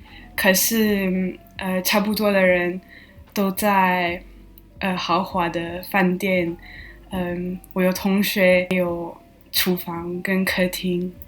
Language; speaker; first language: Chinese; non-native, learner; French